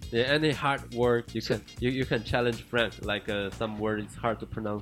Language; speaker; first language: English; non-native, learner; Chinese